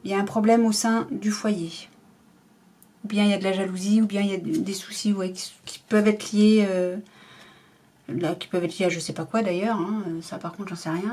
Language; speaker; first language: French; native; French